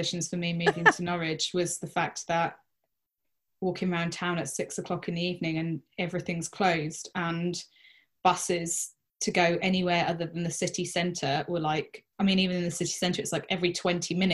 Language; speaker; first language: English; native; English